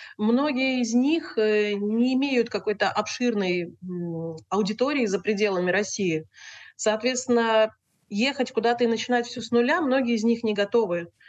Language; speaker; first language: Russian; native; Russian